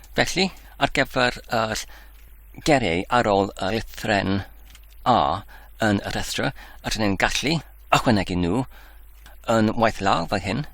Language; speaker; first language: Welsh; non-native, learner; Dutch